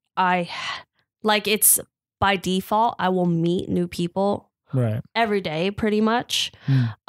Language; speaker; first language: English; native; English